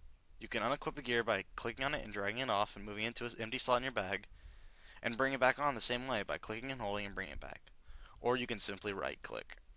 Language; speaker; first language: English; native; English